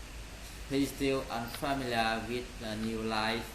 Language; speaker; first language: English; non-native, learner; Vietnamese